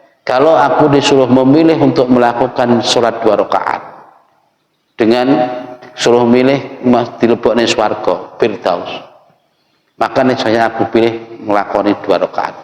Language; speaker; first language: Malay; non-native, local second language; Javanese